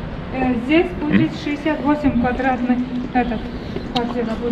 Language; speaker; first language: Russian; non-native, learner; Georgian